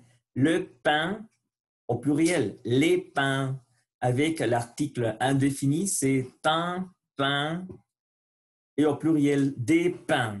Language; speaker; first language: French; non-native, learner; Spanish